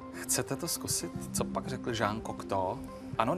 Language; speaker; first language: Czech; native; Czech